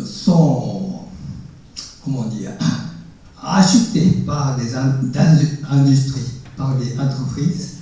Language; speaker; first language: French; non-native, fluent; Japanese